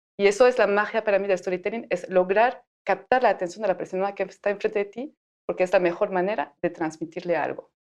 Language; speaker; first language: Spanish; non-native, fluent; French